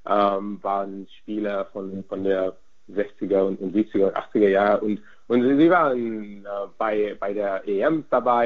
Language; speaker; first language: German; non-native, fluent; Hungarian